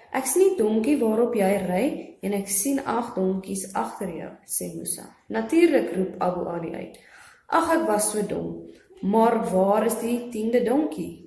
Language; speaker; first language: Afrikaans; non-native, local second language; English